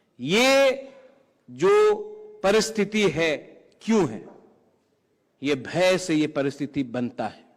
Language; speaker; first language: Hindi; non-native, local second language; Kok Borok